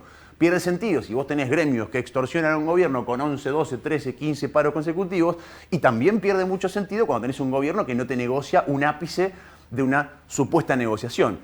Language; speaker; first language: Spanish; native; Spanish